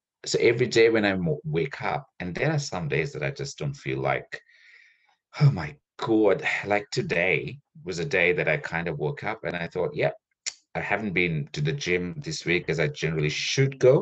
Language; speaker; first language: English; non-native, local second language; Sinhala